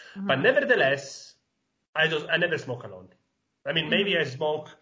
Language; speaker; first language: English; non-native, fluent; Italian